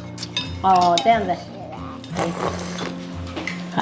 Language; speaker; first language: Chinese; native; Chinese